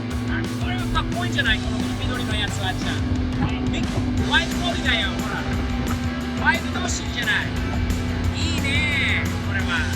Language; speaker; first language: Japanese; non-native, fluent; English